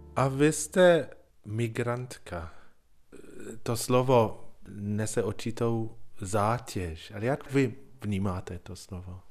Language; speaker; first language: Czech; non-native, fluent; English